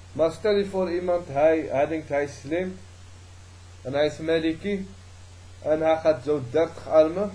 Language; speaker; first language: Dutch; early bilingual, other home language; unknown